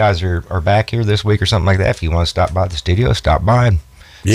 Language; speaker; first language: English; native; English